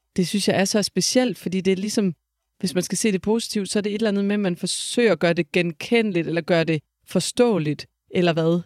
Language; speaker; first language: Danish; native; Danish